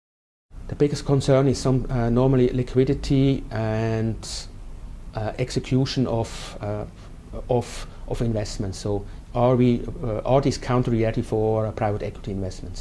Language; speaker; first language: English; non-native, fluent; German